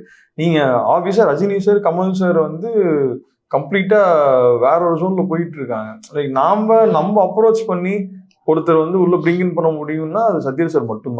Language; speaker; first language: Tamil; native; Tamil